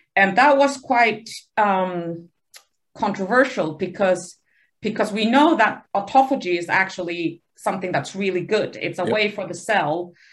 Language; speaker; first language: English; early bilingual, other home language; Spanish